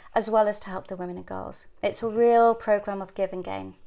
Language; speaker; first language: English; native; English